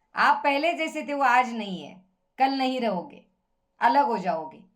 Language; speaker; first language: Hindi; non-native, local second language; Marathi